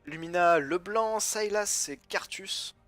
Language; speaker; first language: French; native; French